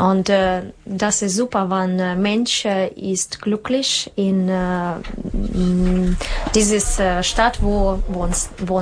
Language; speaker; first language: German; non-native, learner; Russian